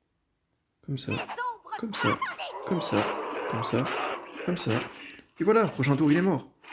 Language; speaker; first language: French; native; French